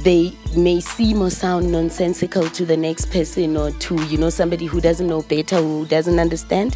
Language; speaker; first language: English; non-native, local second language; Zulu